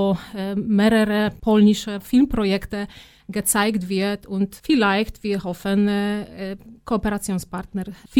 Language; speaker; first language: German; non-native, fluent; Polish